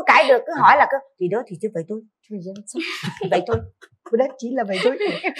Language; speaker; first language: Vietnamese; native; Vietnamese